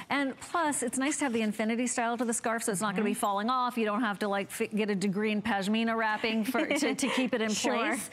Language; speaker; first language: English; native; English